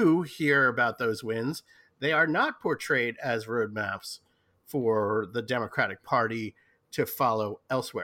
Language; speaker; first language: English; native; English